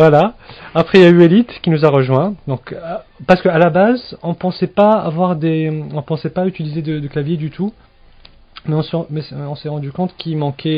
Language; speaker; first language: French; non-native, local second language; Arabic